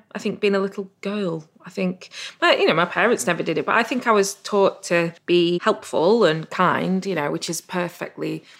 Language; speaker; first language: English; native; English